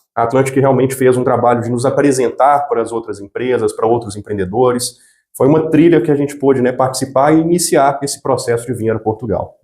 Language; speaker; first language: Portuguese; native; Portuguese